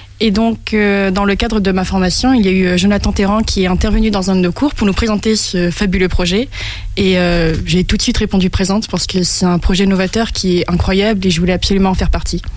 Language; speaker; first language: French; native; French